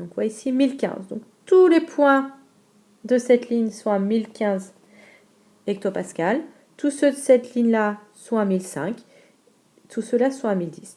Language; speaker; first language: French; native; French